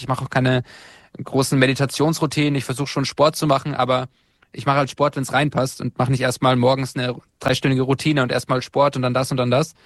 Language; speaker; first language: German; native; German